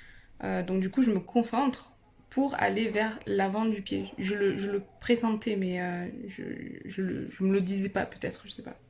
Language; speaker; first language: French; native; French